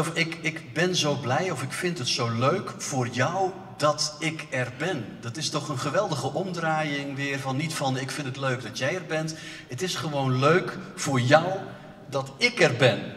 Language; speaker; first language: Dutch; native; Dutch